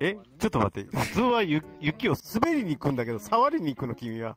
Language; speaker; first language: Japanese; native; Japanese